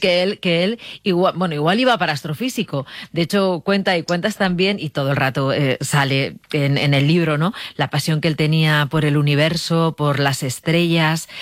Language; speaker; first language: Spanish; native; Spanish